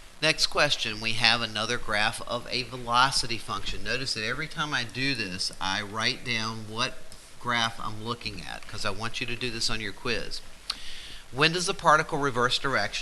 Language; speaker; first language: English; native; English